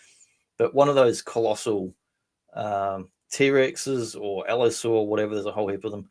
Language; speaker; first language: English; native; English